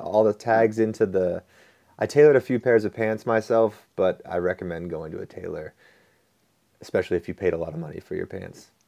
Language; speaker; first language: English; native; English